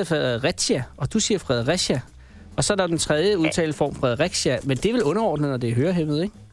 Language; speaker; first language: Danish; native; Danish